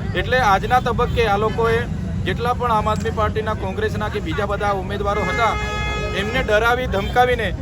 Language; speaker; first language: Gujarati; non-native, local second language; Vasavi